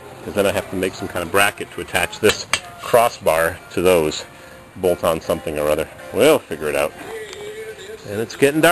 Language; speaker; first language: English; native; English